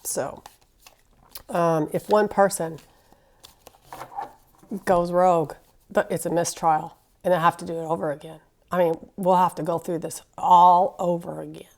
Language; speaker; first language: English; native; English